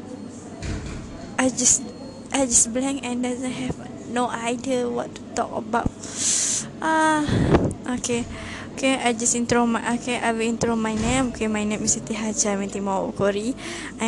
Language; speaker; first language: English; non-native, local second language; Malay